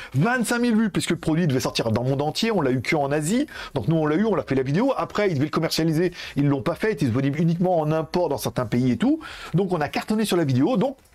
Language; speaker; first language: French; native; French